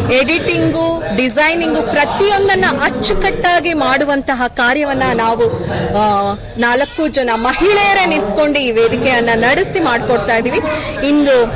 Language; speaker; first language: Kannada; non-native, local second language; Malayalam